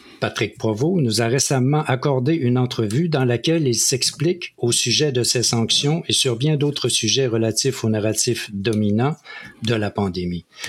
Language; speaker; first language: French; native; French